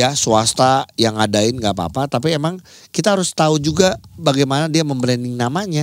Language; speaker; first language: Indonesian; native; Indonesian